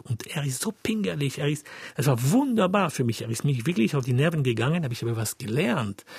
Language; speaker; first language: German; non-native, fluent; French